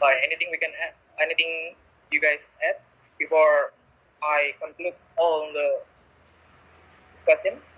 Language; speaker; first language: English; non-native, learner; Indonesian